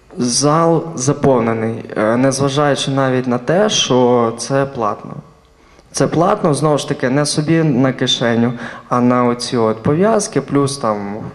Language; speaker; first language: Ukrainian; non-native, local second language; Russian